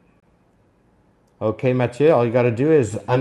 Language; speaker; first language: English; native; English